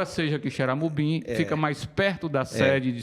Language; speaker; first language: Portuguese; native; Portuguese